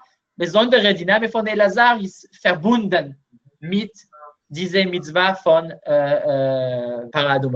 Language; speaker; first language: German; non-native, learner; Hebrew